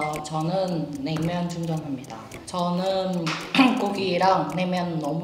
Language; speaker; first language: Korean; non-native, fluent; Thai